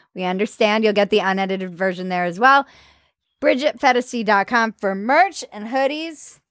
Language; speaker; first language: English; native; English